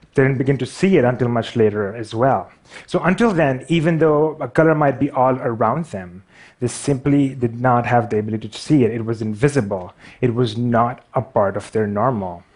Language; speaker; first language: English; non-native, local second language; Urdu